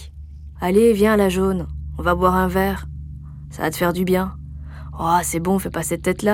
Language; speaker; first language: French; native; French